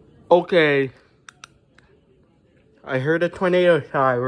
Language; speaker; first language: English; native; English